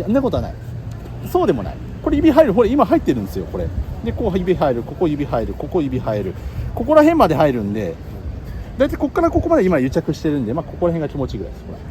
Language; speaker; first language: Japanese; native; Japanese